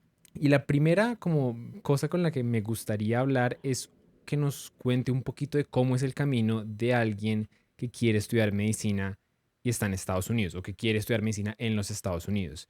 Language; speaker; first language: Spanish; native; Spanish